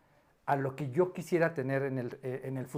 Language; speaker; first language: Spanish; native; Spanish